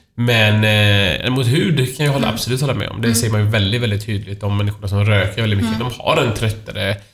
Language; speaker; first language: Swedish; non-native, fluent; Persian